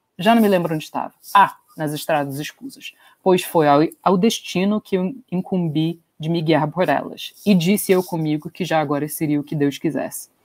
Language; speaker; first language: Portuguese; non-native, fluent; English